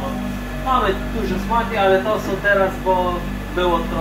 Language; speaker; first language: Polish; non-native, learner; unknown